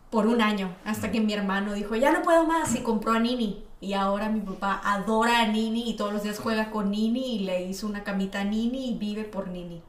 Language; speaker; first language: Spanish; native; Spanish